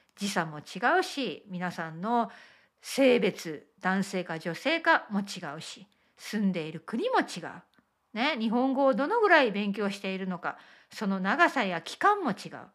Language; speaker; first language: Japanese; native; Japanese